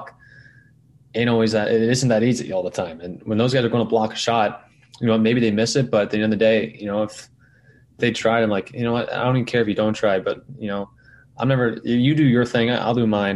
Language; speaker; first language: English; native; English